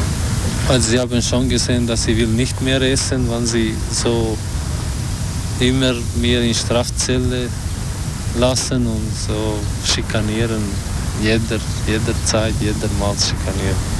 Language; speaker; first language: German; non-native, learner; Albanian